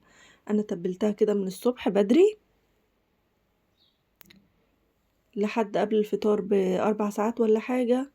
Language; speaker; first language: Arabic; native; Arabic